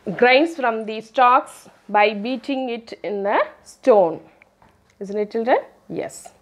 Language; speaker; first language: English; non-native, local second language; Tamil